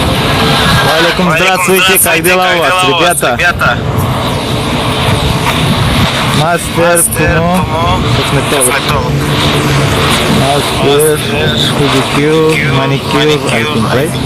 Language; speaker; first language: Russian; non-native, local second language; Turkmen